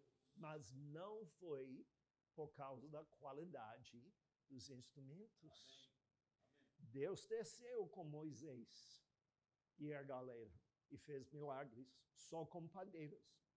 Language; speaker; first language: Portuguese; non-native, fluent; English